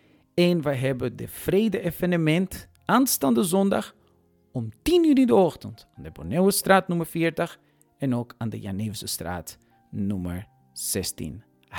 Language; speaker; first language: Dutch; non-native, fluent; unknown